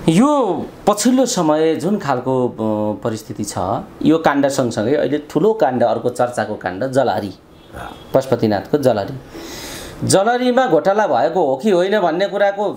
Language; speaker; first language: Nepali; native; Nepali